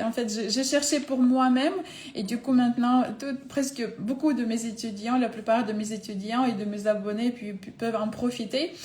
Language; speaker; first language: French; non-native, fluent; Ukrainian